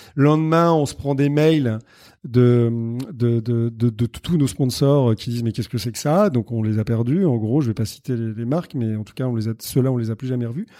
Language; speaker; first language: French; native; French